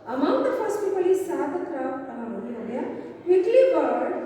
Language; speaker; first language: English; non-native, local second language; Hindi